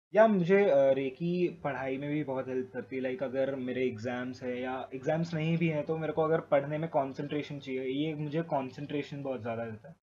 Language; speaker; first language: Hindi; native; Hindi